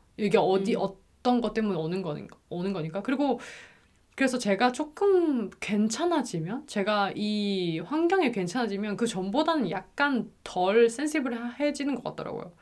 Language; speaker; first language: Korean; native; Korean